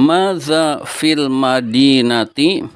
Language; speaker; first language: Arabic; non-native, fluent; Indonesian